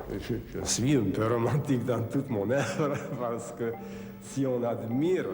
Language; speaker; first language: French; non-native, fluent; Czech